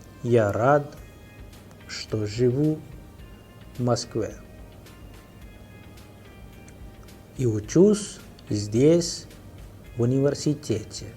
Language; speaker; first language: Russian; non-native, fluent; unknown